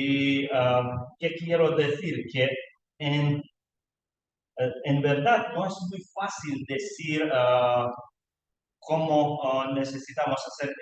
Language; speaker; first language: Spanish; non-native, learner; Lithuanian